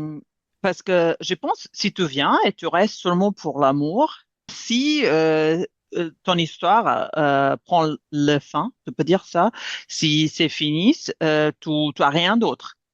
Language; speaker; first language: French; non-native, fluent; Serbian